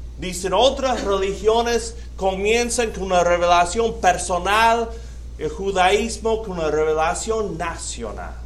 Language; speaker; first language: Spanish; non-native, fluent; English